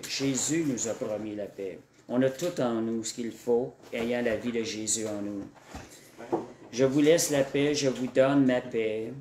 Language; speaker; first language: French; native; French